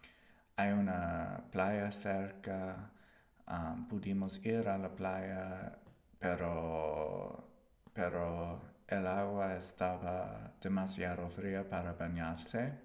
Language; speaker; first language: Spanish; non-native, learner; English